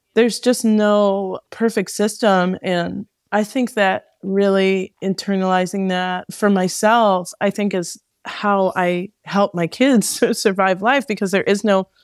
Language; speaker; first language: English; native; English